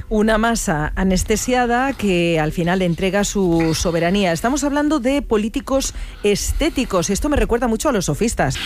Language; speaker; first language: Spanish; native; Spanish